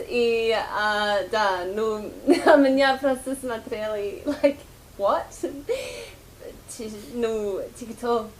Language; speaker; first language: Russian; non-native, fluent; English